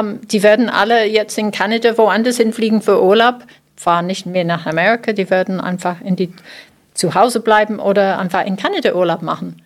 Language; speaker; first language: German; non-native, fluent; English